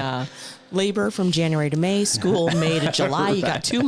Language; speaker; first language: English; native; English